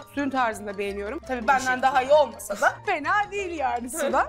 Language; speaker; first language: Turkish; native; Turkish